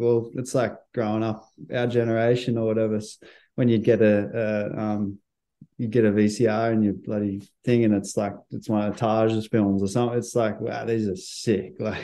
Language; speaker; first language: English; native; English